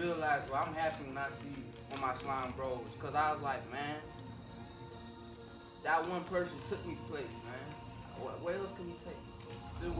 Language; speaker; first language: English; non-native, fluent; Haitian Creole